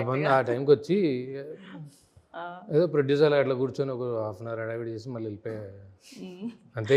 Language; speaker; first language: Telugu; native; Telugu